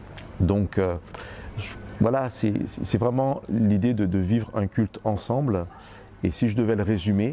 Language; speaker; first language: French; native; French